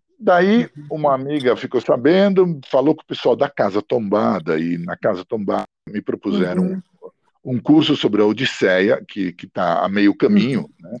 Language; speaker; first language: Portuguese; early bilingual, other home language; Italian